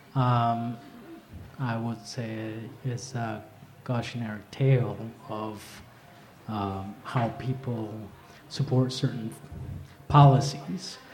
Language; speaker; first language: English; early bilingual, other home language; Spanish